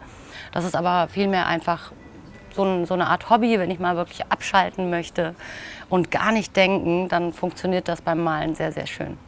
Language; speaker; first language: German; native; German